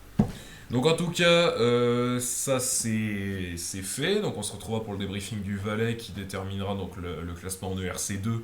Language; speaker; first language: French; native; French